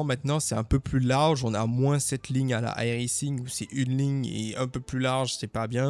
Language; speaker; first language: French; native; French